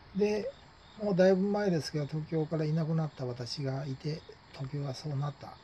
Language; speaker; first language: Japanese; native; Japanese